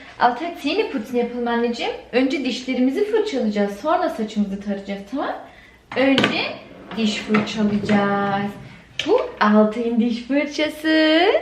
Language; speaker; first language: Turkish; early bilingual, heritage; Turkish